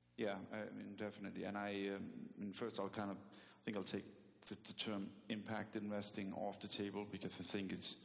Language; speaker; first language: English; non-native, fluent; Danish